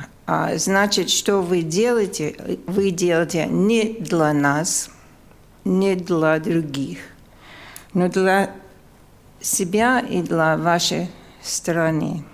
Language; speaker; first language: Russian; non-native, fluent; English